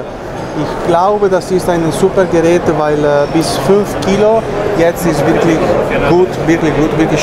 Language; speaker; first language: German; non-native, learner; Italian